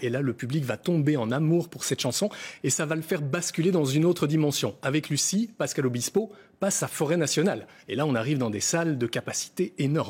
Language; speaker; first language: French; native; French